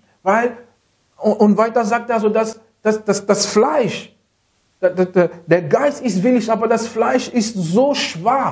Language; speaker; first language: German; non-native, fluent; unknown